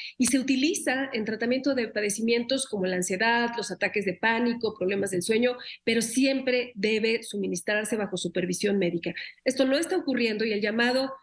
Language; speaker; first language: Spanish; native; Spanish